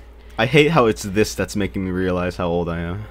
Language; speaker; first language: English; native; English